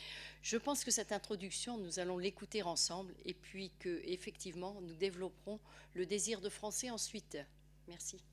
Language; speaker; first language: French; native; French